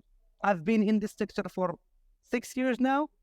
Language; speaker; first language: English; non-native, fluent; Arabic